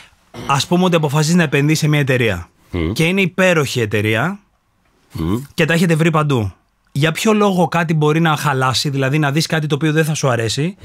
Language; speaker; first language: Greek; native; Greek